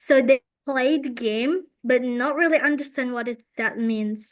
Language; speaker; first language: English; non-native, fluent; Indonesian